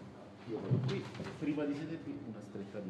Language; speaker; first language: Italian; native; Italian